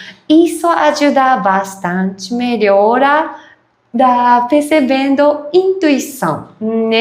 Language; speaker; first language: Portuguese; non-native, learner; Japanese